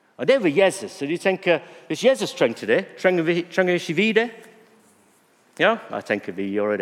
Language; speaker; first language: Norwegian; non-native, fluent; English